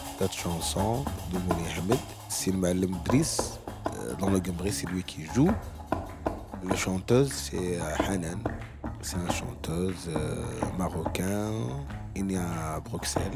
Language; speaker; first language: French; non-native, learner; Arabic